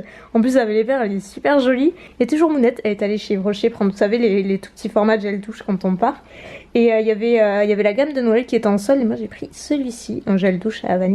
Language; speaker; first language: French; native; French